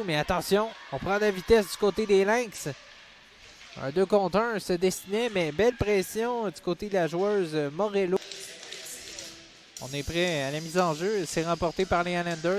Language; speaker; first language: French; native; French